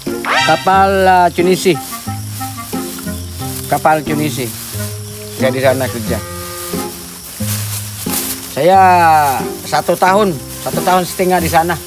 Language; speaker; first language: Indonesian; non-native, learner; Cebuano